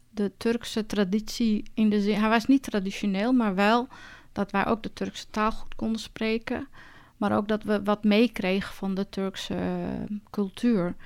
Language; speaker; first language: Dutch; early bilingual, other home language; Turkish